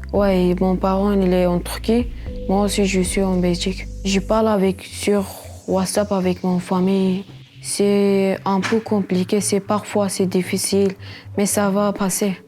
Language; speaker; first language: French; non-native, learner; Kurdish